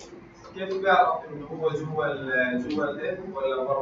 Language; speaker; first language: Arabic; native; Arabic